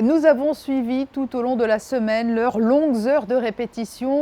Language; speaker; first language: French; native; French